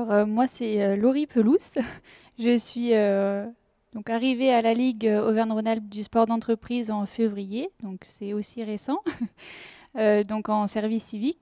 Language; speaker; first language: French; native; French